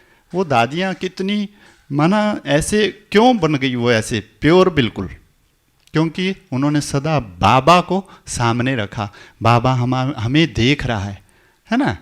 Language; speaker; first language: Hindi; native; Hindi